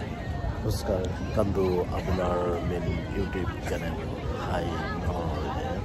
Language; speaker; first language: Norwegian; non-native, learner; Bangla